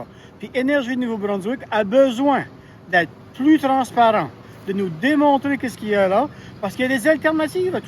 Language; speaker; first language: French; native; French